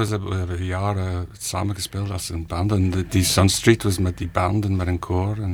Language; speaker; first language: Dutch; non-native, fluent; English